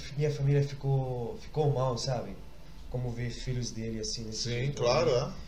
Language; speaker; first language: Portuguese; non-native, learner; Arabic